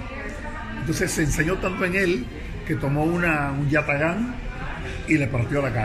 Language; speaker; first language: Spanish; native; Spanish